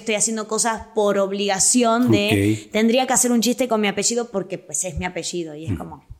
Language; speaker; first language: Spanish; native; Spanish